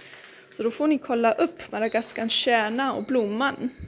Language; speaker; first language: Swedish; non-native, fluent; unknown